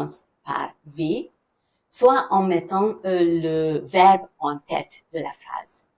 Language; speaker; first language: French; non-native, fluent; German